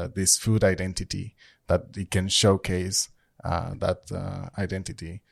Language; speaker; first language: English; non-native, fluent; Spanish